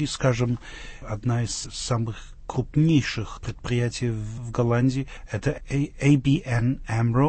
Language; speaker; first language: Russian; non-native, fluent; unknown